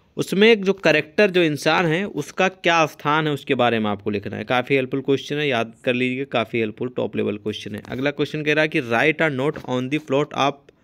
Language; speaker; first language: Hindi; native; Hindi